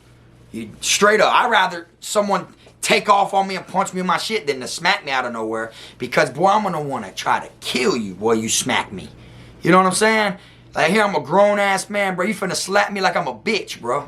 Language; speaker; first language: English; native; English